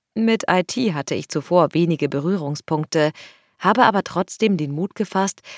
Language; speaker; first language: German; non-native, fluent; Arabic